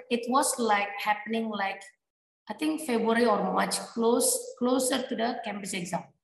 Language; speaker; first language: English; non-native, fluent; Indonesian